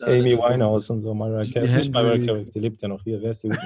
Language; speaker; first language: German; native; German